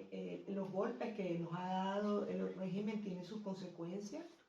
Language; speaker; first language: Spanish; native; Spanish